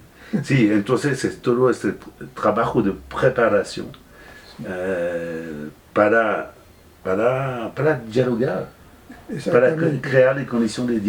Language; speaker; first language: Spanish; non-native, fluent; French